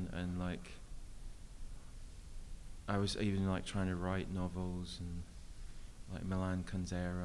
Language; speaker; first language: English; native; English